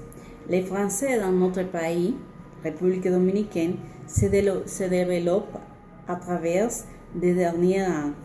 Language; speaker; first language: French; non-native, learner; Spanish